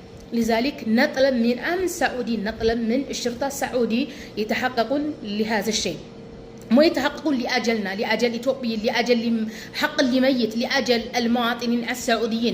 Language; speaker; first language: Arabic; non-native, fluent; Amharic